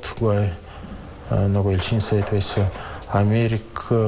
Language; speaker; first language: Mongolian; non-native, fluent; Russian